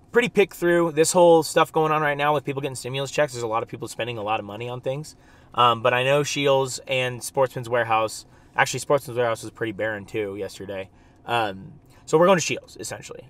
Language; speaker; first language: English; native; English